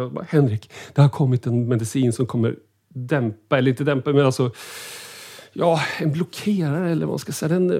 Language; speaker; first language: Swedish; native; Swedish